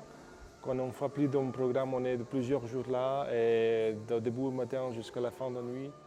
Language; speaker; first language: French; non-native, fluent; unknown